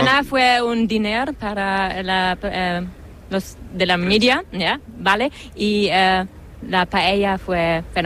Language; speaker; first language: Spanish; non-native, learner; German